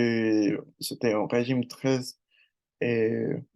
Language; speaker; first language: French; non-native, learner; Spanish